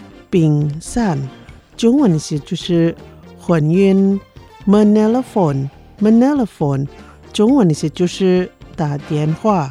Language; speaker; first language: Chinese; non-native, fluent; Indonesian